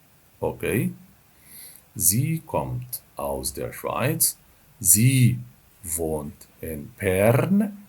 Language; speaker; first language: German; non-native, fluent; Arabic